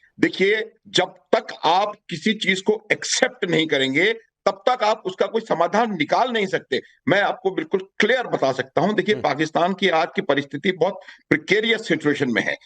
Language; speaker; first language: Hindi; native; Hindi